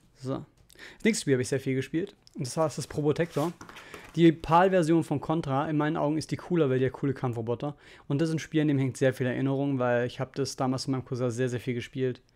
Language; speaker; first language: German; native; German